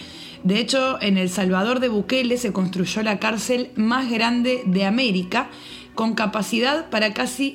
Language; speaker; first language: Spanish; native; Spanish